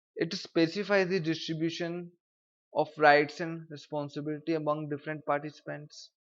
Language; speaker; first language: English; non-native, local second language; Punjabi